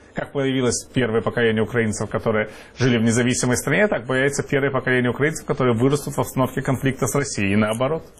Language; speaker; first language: Russian; native; Russian